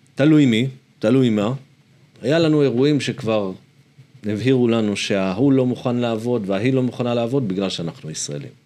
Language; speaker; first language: Hebrew; native; Hebrew